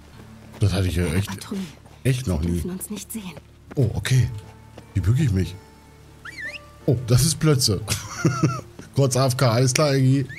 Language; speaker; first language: German; native; German